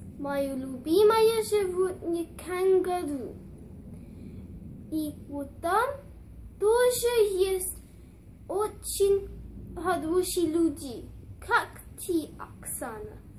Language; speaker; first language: Russian; early bilingual, heritage; Russian